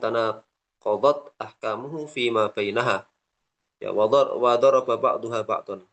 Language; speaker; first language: Arabic; non-native, fluent; Indonesian